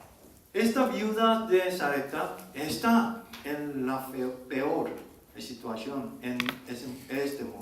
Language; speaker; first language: Spanish; non-native, learner; Korean